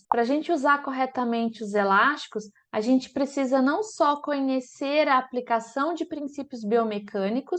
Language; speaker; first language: Portuguese; native; Portuguese